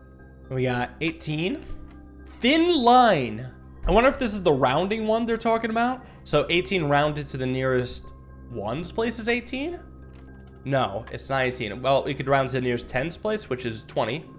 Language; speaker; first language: English; native; English